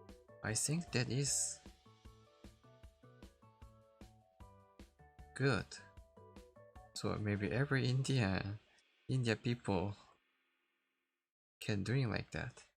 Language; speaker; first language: English; non-native, learner; Korean